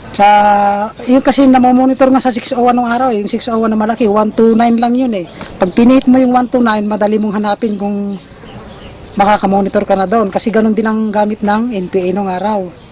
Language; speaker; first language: Filipino; non-native, local second language; Iloko